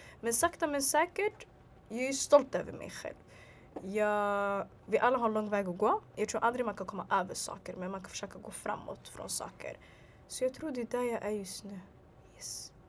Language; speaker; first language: Swedish; early bilingual, other home language; Arabic